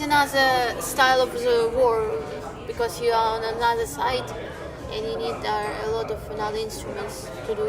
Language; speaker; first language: English; non-native, learner; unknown